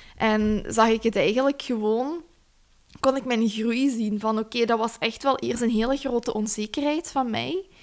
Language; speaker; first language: Dutch; native; Dutch